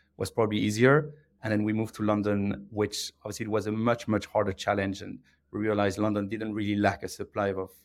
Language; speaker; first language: English; non-native, fluent; French